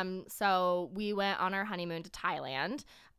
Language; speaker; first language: English; native; English